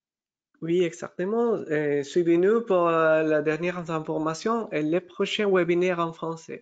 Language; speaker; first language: French; non-native, fluent; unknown